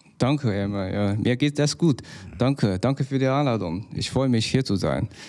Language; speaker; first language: German; non-native, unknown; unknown